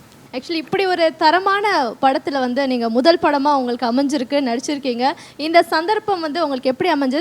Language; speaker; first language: Tamil; native; Tamil